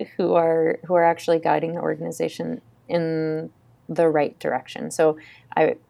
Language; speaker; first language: English; native; English